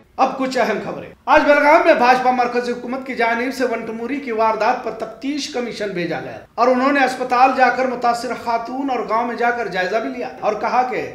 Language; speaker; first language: Hindi; non-native, local second language; Urdu